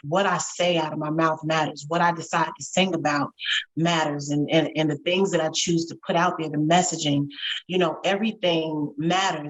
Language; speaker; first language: English; native; English